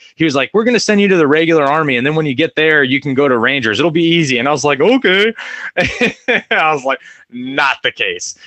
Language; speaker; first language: English; native; English